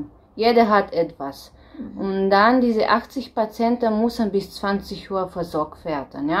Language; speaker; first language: German; non-native, fluent; Romanian